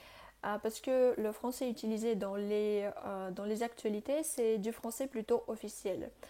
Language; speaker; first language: French; non-native, fluent; Russian